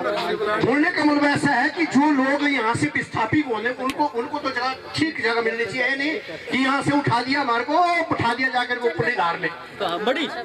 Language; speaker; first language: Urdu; non-native, local second language; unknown